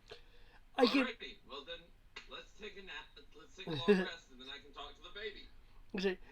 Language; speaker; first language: English; native; English